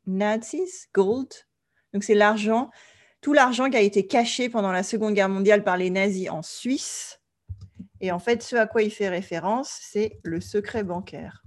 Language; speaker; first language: French; native; French